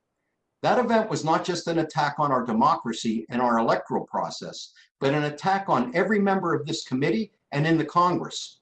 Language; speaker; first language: English; native; English